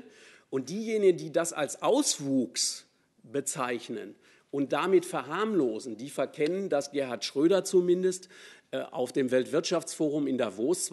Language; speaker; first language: German; native; German